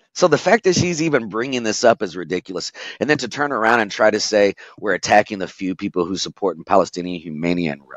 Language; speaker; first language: English; native; English